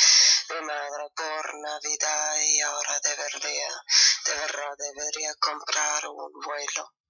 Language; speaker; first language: Spanish; non-native, fluent; German